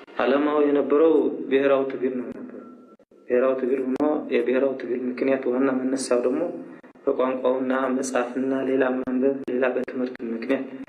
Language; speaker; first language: Amharic; non-native, local second language; Tigrinya